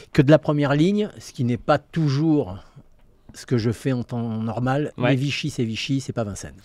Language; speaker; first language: French; native; French